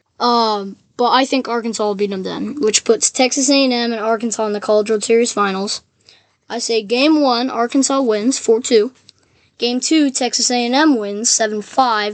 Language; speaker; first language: English; native; English